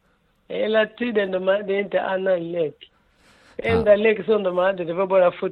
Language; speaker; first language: Swedish; non-native, learner; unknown